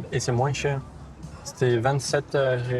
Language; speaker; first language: French; native; French